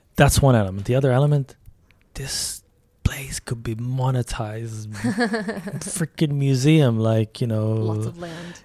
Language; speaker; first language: English; early bilingual, other home language; Arabic